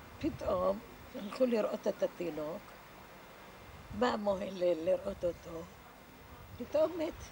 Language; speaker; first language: Hebrew; non-native, fluent; Arabic